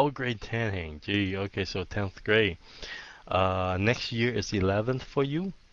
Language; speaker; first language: English; early bilingual, heritage; Vietnamese